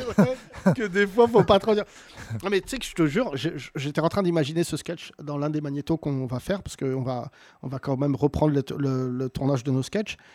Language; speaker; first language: French; native; French